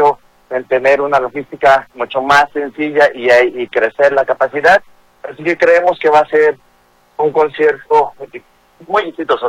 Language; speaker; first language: Spanish; native; Spanish